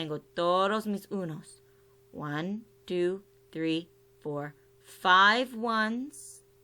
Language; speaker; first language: Spanish; non-native, learner; English